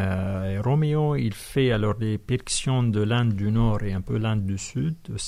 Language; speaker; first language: French; non-native, fluent; Arabic